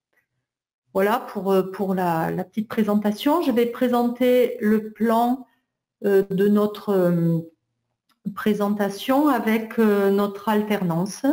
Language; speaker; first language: French; native; French